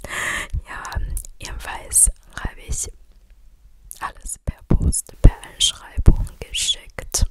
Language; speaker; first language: German; non-native, fluent; Chinese